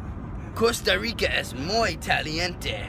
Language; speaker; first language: Spanish; non-native, learner; English